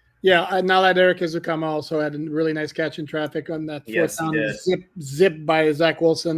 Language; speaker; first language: English; native; English